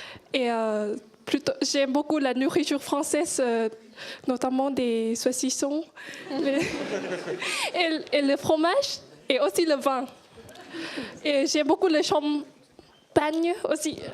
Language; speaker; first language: French; non-native, learner; Thai